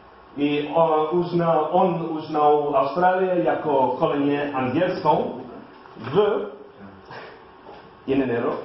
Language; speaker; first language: Polish; non-native, learner; English